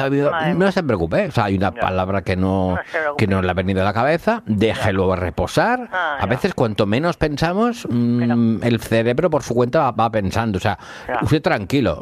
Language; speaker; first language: Spanish; native; Spanish